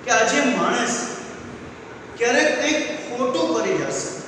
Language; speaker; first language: Hindi; non-native, local second language; Gujarati